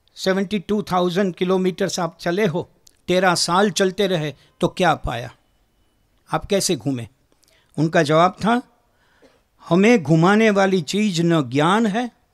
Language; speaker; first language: Hindi; non-native, local second language; Gujarati